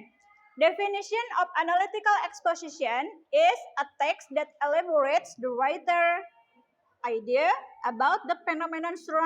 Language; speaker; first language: English; non-native, learner; Indonesian